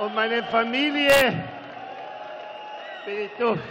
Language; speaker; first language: German; non-native, fluent; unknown